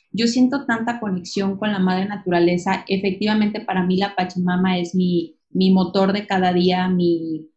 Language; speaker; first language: Spanish; native; Spanish